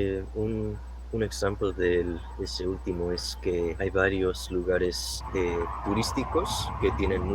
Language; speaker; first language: Spanish; non-native, fluent; English